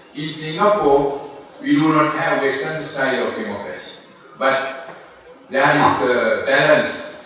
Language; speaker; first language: English; non-native, local second language; Sinhala